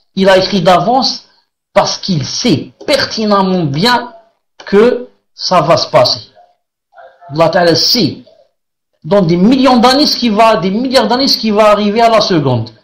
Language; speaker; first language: French; non-native, local second language; Arabic